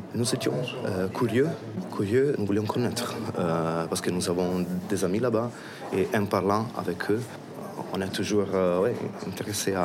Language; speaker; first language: French; non-native, fluent; Italian